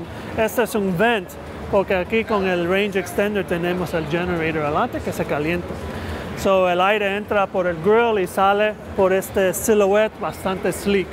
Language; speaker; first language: Spanish; early bilingual, heritage; Spanish